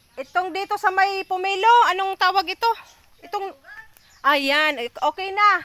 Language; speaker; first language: Filipino; non-native, local second language; Bikol